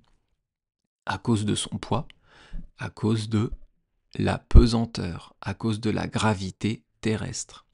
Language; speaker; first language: French; native; French